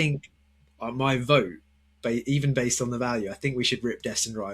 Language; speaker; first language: English; native; English